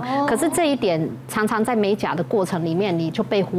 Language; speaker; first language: Chinese; native; Chinese